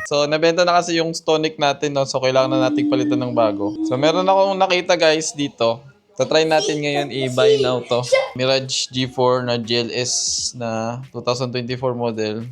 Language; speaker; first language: Filipino; non-native, local second language; Cebuano